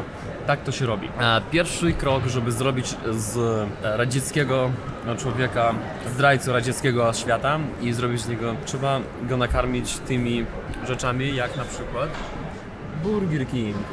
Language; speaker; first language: Polish; non-native, fluent; Russian